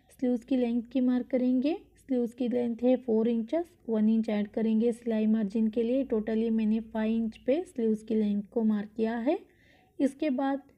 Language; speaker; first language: Hindi; non-native, local second language; Kannada